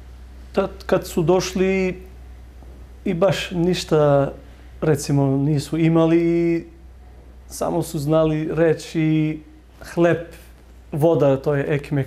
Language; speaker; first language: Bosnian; early bilingual, heritage; Bosnian